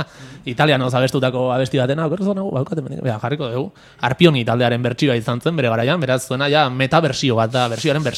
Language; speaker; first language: Basque; native; Basque